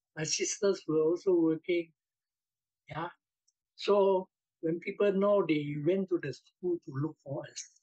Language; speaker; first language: English; non-native, local second language; Min Nan Chinese